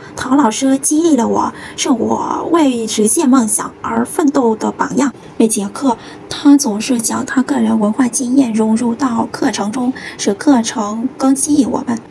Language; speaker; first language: Chinese; non-native, fluent; Vietnamese